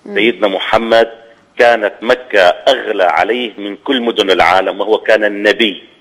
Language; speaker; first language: Arabic; native; Arabic